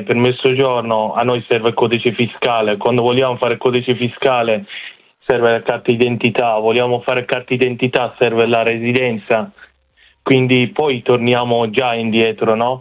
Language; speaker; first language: Italian; non-native, fluent; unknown